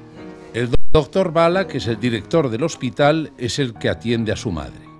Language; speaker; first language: Spanish; native; Spanish